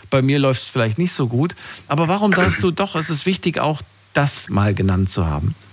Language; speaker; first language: German; native; German